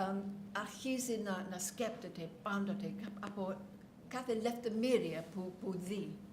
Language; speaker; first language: Greek; non-native, learner; English